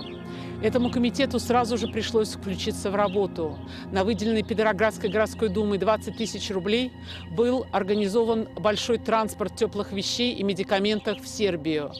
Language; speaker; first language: Russian; native; Russian